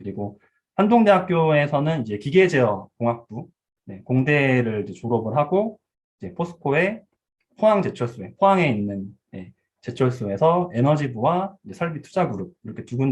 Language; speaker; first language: Korean; early bilingual, heritage; Korean